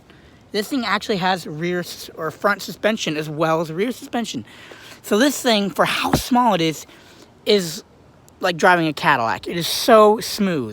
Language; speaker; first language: English; native; English